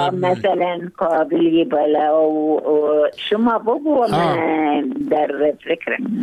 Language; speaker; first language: Persian; non-native, fluent; Arabic